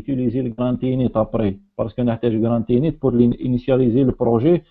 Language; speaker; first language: French; non-native, local second language; Arabic